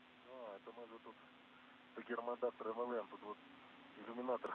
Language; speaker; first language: Russian; native; Russian